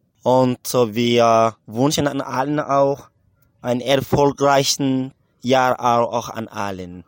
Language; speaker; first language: German; non-native, learner; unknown